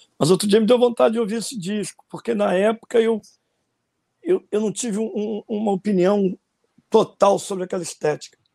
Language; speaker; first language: Portuguese; native; Portuguese